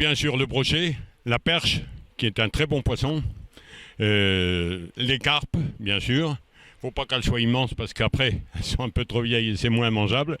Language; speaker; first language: French; native; French